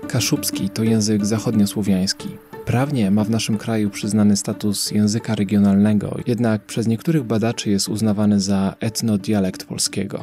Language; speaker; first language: Polish; native; Polish